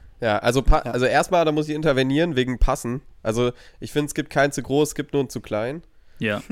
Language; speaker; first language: German; native; German